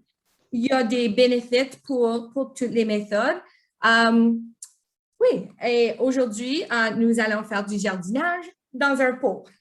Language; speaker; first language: French; non-native, local second language; English